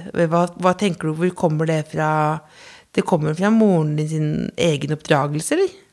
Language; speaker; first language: Norwegian; native; Norwegian